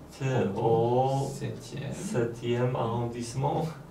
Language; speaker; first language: French; non-native, learner; Polish